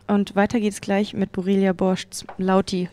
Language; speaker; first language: German; native; German